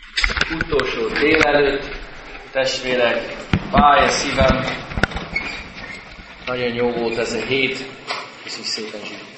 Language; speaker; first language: Hungarian; non-native, fluent; English